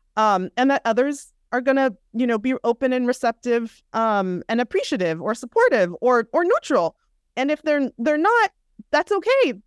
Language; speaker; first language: English; native; English